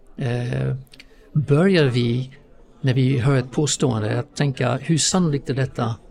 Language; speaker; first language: Swedish; non-native, fluent; English